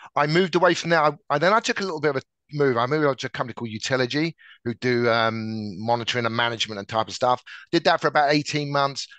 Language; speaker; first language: English; native; English